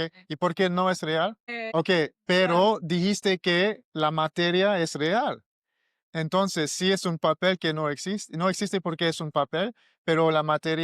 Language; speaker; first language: Spanish; non-native, learner; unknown